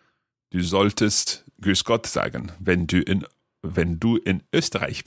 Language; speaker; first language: German; non-native, fluent; English